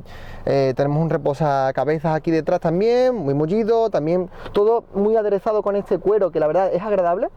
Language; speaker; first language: Spanish; native; Spanish